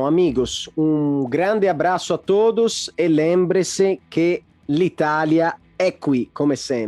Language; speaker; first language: Portuguese; non-native, fluent; Italian